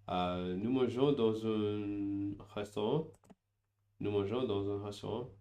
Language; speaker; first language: French; non-native, learner; English